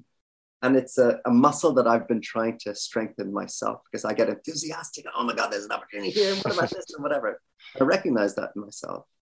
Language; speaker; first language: English; native; English